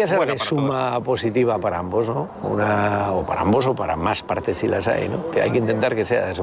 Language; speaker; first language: Spanish; native; Spanish